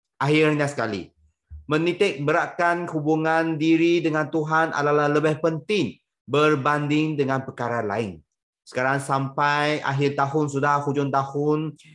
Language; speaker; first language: Malay; non-native, local second language; Chinese